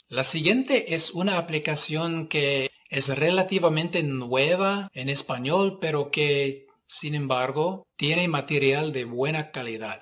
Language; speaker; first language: Spanish; non-native, fluent; English